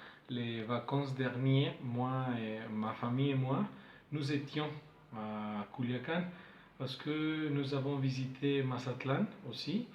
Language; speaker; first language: French; non-native, fluent; Spanish